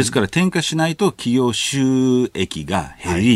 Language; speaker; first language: Japanese; native; Japanese